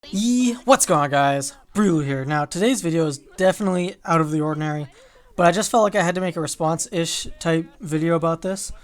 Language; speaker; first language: English; native; English